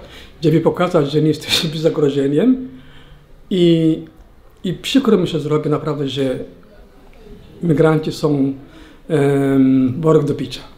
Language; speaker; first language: Polish; non-native, learner; Somali